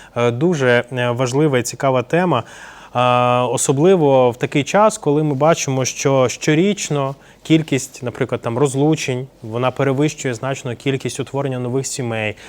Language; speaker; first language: Ukrainian; native; Ukrainian